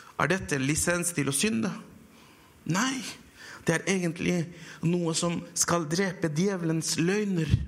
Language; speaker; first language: Norwegian; non-native, fluent; Spanish